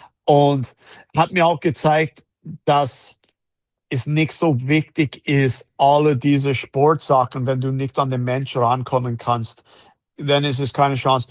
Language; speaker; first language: German; non-native, fluent; English